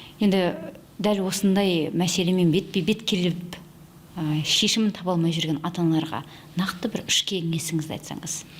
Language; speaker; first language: Kazakh; native; Kazakh